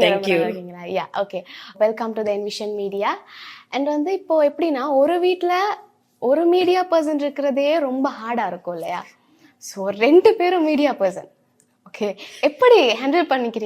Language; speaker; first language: Tamil; native; Tamil